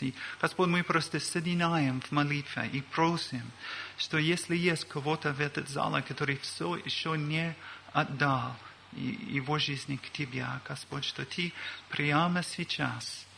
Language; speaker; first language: Russian; non-native, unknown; English